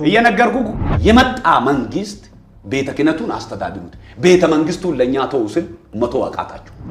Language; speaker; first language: Amharic; non-native, local second language; Oromo